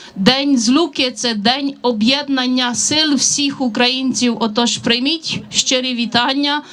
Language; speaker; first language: Ukrainian; non-native, fluent; Romanian